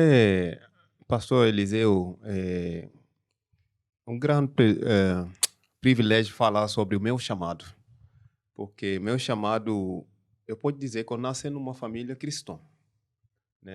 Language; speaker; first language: Portuguese; non-native, learner; French